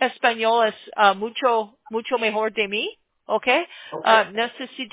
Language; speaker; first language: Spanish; non-native, learner; English